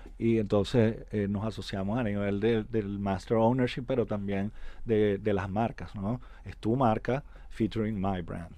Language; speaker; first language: Spanish; native; Spanish